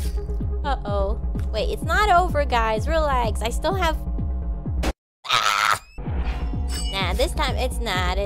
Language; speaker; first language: English; native; English